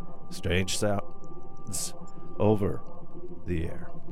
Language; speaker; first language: English; native; English